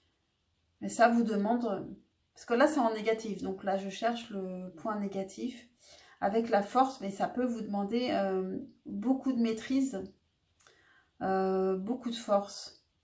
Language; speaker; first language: French; native; French